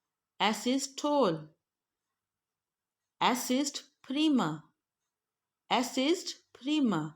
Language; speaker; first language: German; non-native, fluent; Urdu